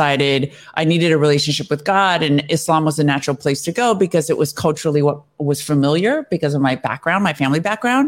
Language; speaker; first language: English; native; English